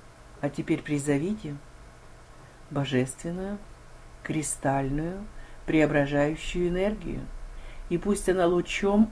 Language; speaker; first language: Russian; native; Russian